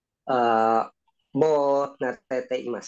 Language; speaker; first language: Japanese; non-native, learner; Indonesian